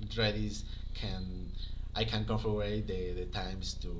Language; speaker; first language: English; non-native, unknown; Spanish